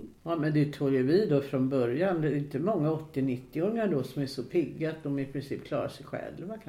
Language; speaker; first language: Swedish; native; Swedish